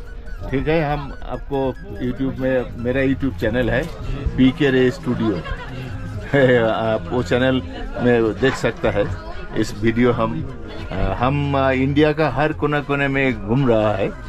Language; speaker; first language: Hindi; non-native, local second language; Bangla